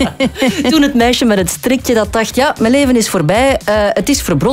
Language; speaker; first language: Dutch; native; Dutch